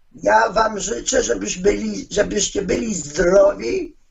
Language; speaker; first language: Polish; non-native, fluent; Hebrew